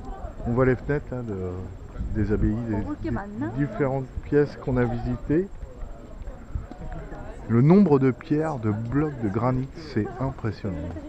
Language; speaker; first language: French; native; French